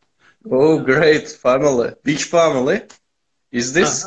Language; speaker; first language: English; non-native, learner; Turkish